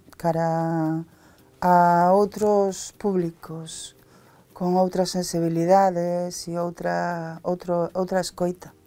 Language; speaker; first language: Galician; native; Galician